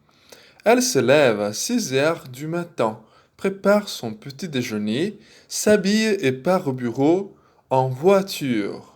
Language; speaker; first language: French; non-native, fluent; Portuguese